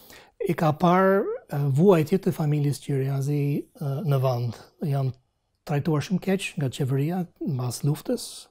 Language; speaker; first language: Albanian; non-native, fluent; English